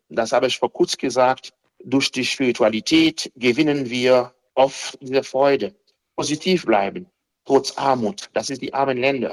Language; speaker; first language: German; non-native, fluent; Haitian Creole